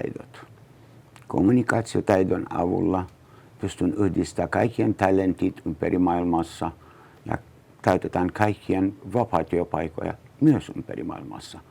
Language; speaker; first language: Finnish; non-native, learner; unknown